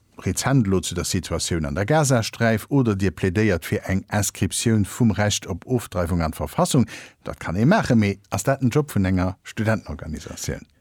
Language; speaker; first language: Luxembourgish; native; Luxembourgish